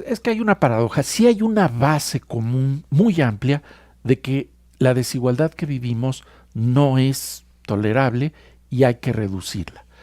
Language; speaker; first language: Spanish; native; Spanish